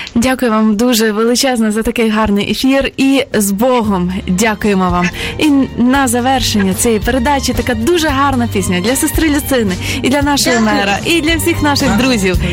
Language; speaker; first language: Ukrainian; native; Ukrainian